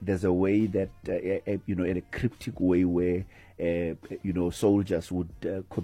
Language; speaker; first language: English; non-native, local second language; Tswana